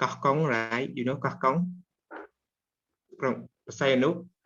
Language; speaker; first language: English; non-native, learner; Khmer